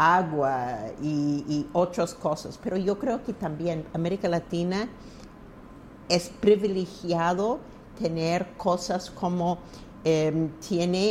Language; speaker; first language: Spanish; non-native, fluent; English